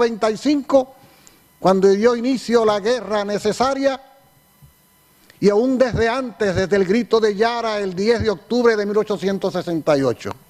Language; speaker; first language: Spanish; native; Spanish